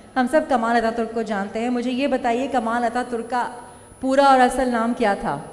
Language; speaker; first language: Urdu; native; Urdu